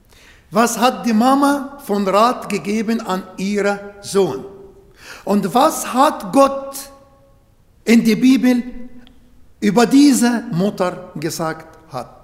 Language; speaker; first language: German; non-native, learner; Arabic